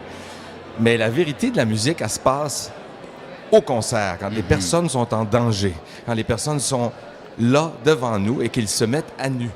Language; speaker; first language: French; native; French